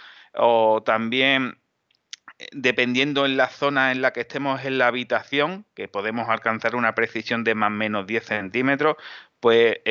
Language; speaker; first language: Spanish; native; Spanish